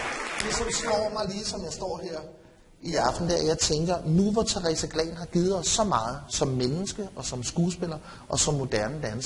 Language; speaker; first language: Danish; native; Danish